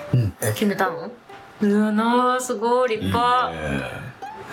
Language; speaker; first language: Japanese; native; Japanese